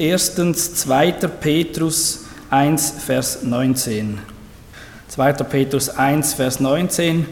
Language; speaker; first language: German; native; German